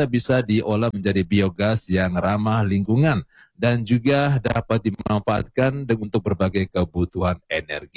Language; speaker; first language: Indonesian; native; Indonesian